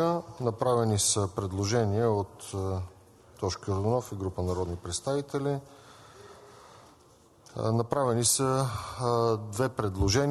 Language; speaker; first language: Bulgarian; native; Bulgarian